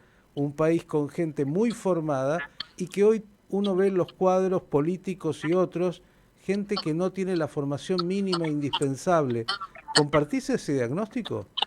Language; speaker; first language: Spanish; native; Spanish